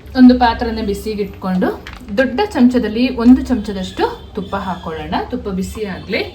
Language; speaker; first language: Kannada; non-native, local second language; Kodava